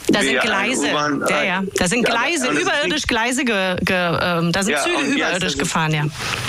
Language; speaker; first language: German; native; German